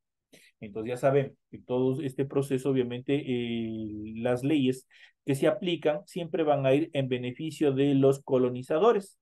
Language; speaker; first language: Spanish; native; Spanish